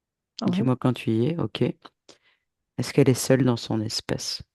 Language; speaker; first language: French; native; French